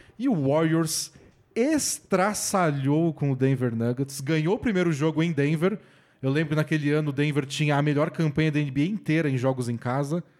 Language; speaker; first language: Portuguese; native; Portuguese